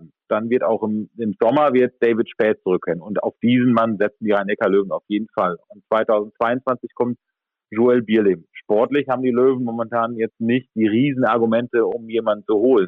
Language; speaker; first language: German; native; German